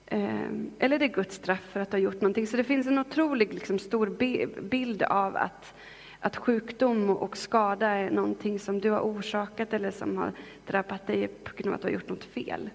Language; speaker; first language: Swedish; native; Swedish